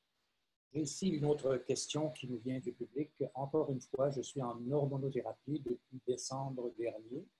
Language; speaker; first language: French; native; French